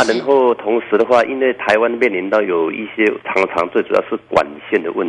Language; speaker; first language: Chinese; native; Chinese